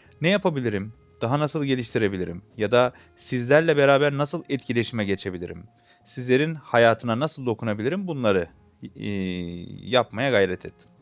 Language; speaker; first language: Turkish; native; Turkish